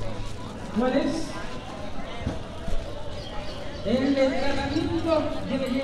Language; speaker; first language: Spanish; native; Spanish